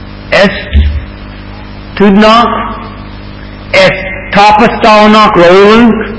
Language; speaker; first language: Hungarian; non-native, fluent; English